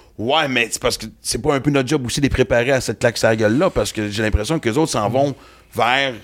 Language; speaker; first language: French; native; French